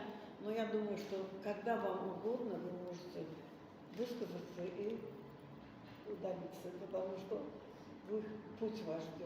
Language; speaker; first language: Russian; non-native, local second language; Azerbaijani